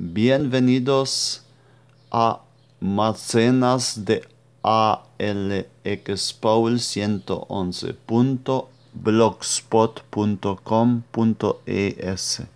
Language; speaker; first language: Spanish; non-native, fluent; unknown